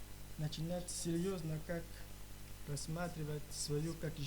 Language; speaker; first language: Russian; non-native, learner; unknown